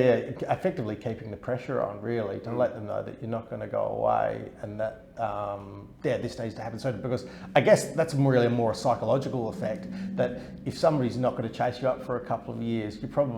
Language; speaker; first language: English; native; English